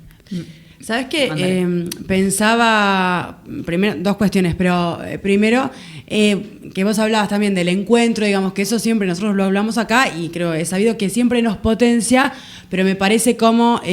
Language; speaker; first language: Spanish; native; Spanish